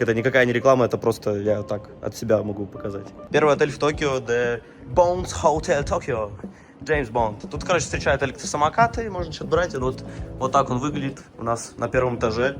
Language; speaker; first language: Russian; native; Russian